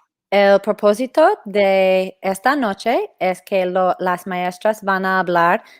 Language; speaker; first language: Spanish; non-native, fluent; English